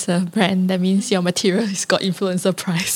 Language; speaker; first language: English; non-native, local second language; Cantonese